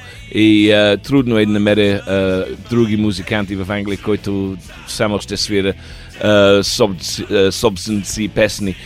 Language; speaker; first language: Bulgarian; non-native, learner; English